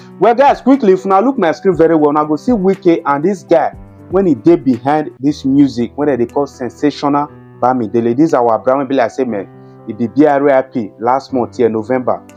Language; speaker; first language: Nigerian Pidgin; native; Nigerian Pidgin